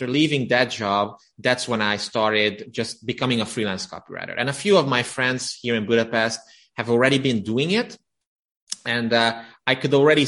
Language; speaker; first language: English; non-native, fluent; Romanian